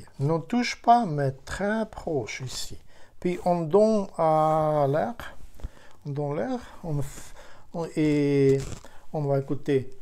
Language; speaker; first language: French; non-native, fluent; Ukrainian